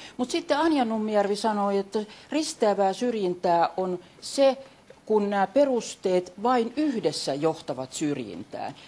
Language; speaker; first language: Finnish; native; Finnish